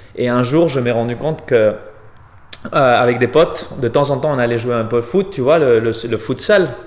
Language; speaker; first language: French; non-native, fluent; Spanish